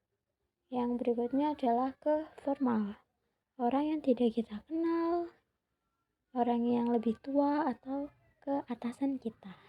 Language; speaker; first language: Indonesian; native; Indonesian